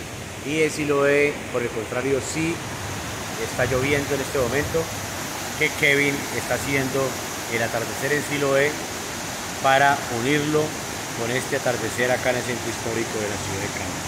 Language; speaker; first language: Spanish; native; Spanish